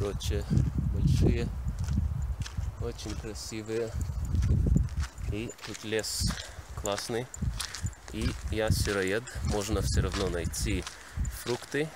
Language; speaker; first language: Russian; early bilingual, heritage; Russian